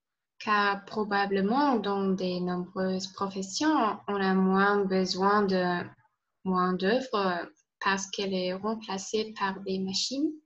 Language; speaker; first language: French; non-native, learner; German